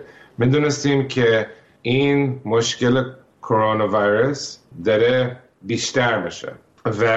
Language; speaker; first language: Persian; early bilingual, heritage; Persian